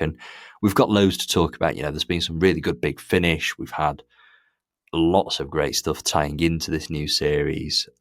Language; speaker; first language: English; native; English